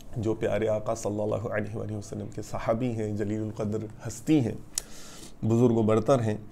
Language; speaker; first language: Urdu; native; Urdu